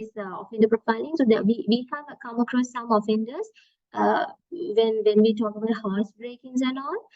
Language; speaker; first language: English; non-native, local second language; Sinhala